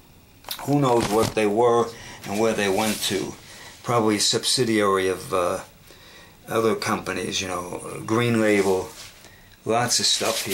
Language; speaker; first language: English; native; English